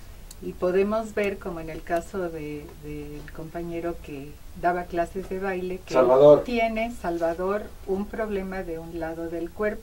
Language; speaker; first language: Spanish; native; Spanish